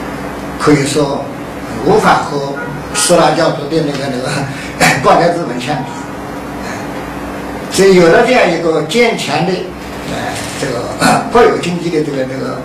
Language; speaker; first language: Chinese; native; Chinese